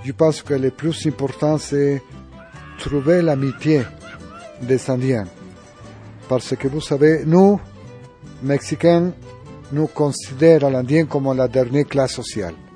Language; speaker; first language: French; non-native, learner; Spanish